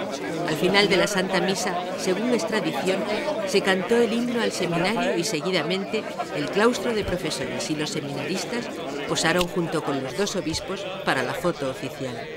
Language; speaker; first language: Spanish; native; Spanish